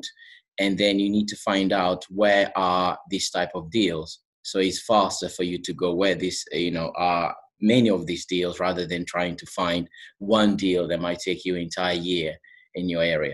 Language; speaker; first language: English; non-native, fluent; Portuguese